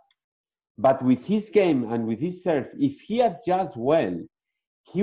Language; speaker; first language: English; non-native, fluent; Spanish